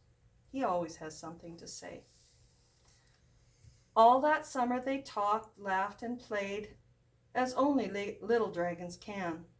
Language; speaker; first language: English; native; English